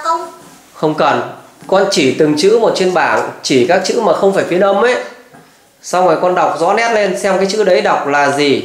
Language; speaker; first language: Vietnamese; native; Vietnamese